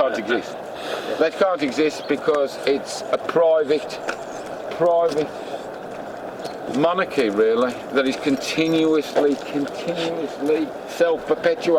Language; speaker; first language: English; native; English